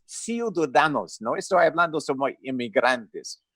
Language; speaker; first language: Spanish; non-native, fluent; English